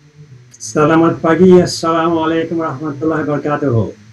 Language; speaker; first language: Indonesian; non-native, learner; Bangla